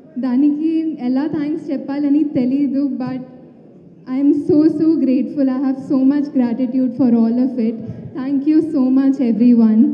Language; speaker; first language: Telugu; non-native, fluent; Tulu